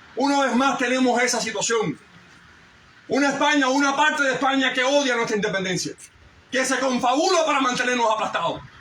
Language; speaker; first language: Spanish; early bilingual, heritage; Spanish